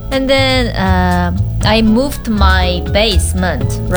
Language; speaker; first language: English; non-native, learner; Korean